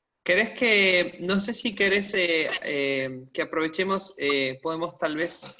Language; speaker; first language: Spanish; native; Spanish